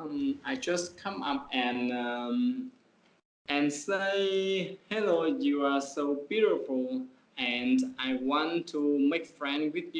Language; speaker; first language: English; non-native, learner; Vietnamese